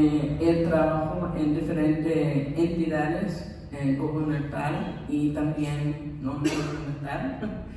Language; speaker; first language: Spanish; non-native, fluent; English